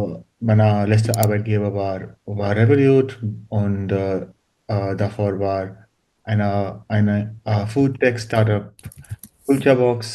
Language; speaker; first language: German; non-native, learner; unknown